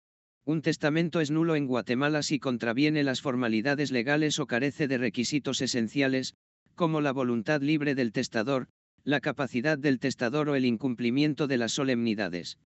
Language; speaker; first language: Spanish; native; Spanish